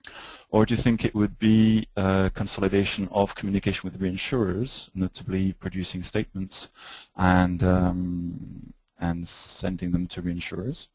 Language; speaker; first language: English; native; English